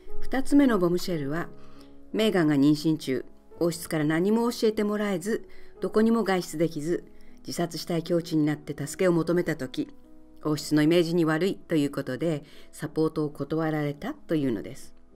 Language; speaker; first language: Japanese; native; Japanese